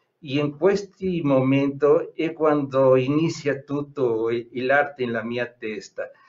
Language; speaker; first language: Italian; non-native, learner; Spanish